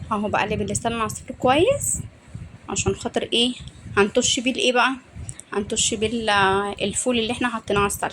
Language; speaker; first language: Arabic; native; Arabic